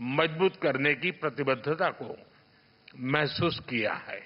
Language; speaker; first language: Hindi; native; Hindi